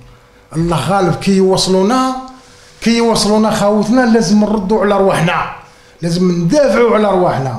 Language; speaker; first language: Arabic; native; Arabic